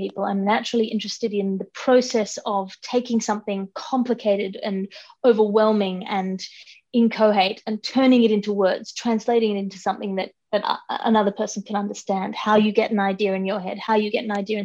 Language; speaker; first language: English; native; English